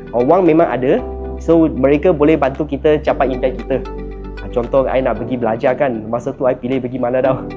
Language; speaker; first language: Malay; non-native, local second language; Chinese